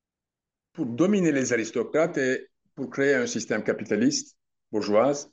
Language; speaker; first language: French; non-native, fluent; Turkish